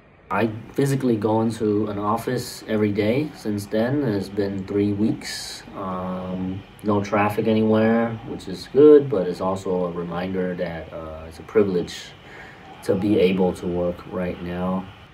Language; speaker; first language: English; early bilingual, other home language; Vietnamese